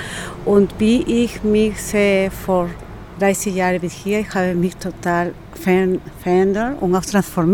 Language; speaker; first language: German; non-native, learner; Spanish